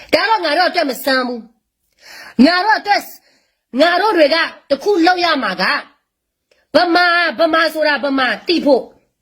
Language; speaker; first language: Burmese; non-native, local second language; S'gaw Karen